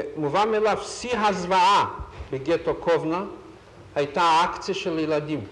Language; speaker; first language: Hebrew; non-native, fluent; Yiddish